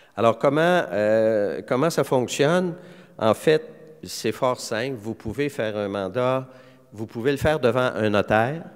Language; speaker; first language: French; native; French